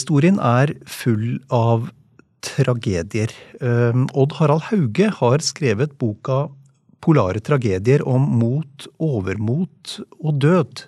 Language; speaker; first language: Norwegian; native; Norwegian